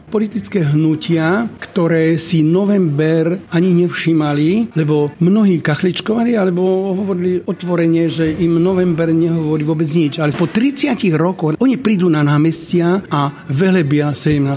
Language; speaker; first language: Slovak; native; Slovak